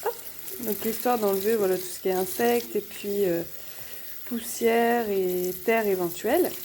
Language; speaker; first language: French; native; French